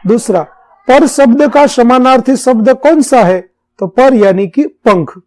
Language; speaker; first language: Hindi; non-native, local second language; Gujarati